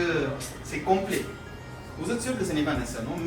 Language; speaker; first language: French; non-native, fluent; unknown